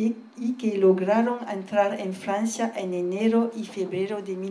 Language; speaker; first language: Spanish; early bilingual, heritage; French